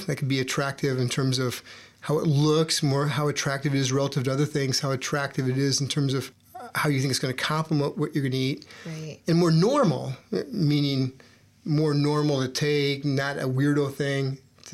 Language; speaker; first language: English; native; English